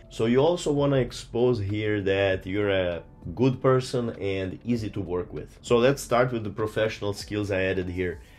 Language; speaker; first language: English; non-native, fluent; Portuguese